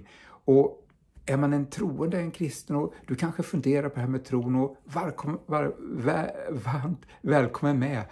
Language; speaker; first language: Swedish; native; Swedish